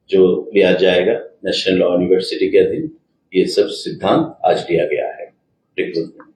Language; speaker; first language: Hindi; non-native, local second language; Bangla